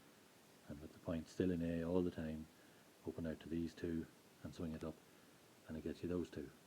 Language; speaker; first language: English; native; English